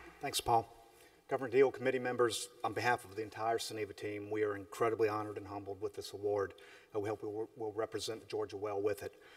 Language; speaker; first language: English; native; English